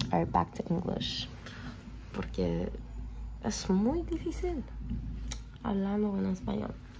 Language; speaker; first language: Spanish; non-native, learner; English